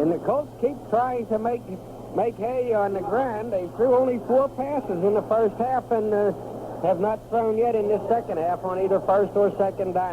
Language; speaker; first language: English; native; English